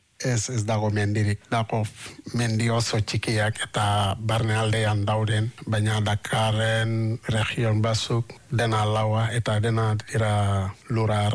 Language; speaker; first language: Basque; non-native, fluent; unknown